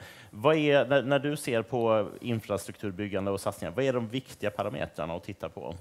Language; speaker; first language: Swedish; native; Swedish